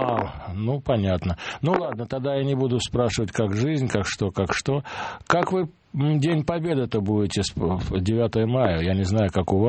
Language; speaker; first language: Russian; native; Russian